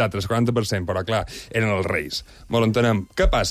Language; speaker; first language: Catalan; native; Catalan